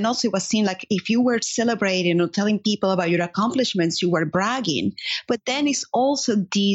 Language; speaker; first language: English; non-native, fluent; Spanish